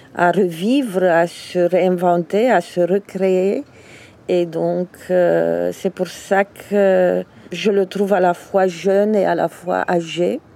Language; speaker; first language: French; early bilingual, other home language; Romanian